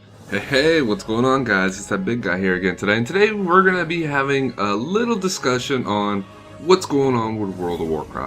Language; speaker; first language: English; native; English